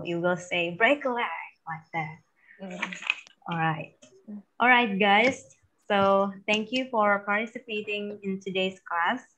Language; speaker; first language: English; non-native, fluent; Indonesian